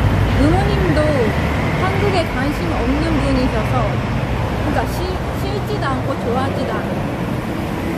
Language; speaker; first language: Korean; non-native, fluent; Japanese